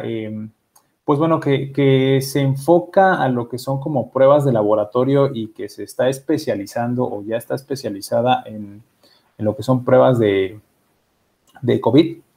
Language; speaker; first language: Spanish; native; Spanish